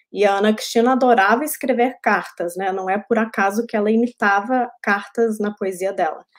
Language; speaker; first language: Portuguese; early bilingual, heritage; Portuguese